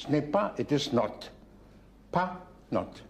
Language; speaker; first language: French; non-native, fluent; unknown